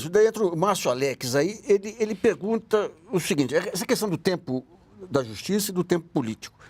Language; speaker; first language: Portuguese; native; Portuguese